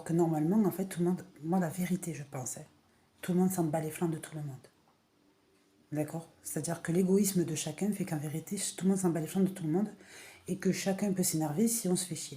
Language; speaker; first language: French; native; French